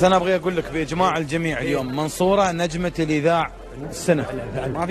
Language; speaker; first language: Arabic; native; Arabic